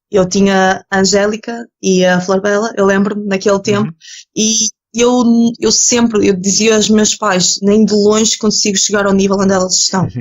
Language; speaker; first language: Portuguese; early bilingual, other home language; Ukrainian